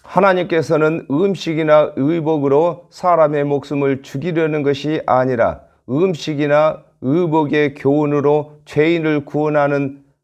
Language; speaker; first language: Korean; native; Korean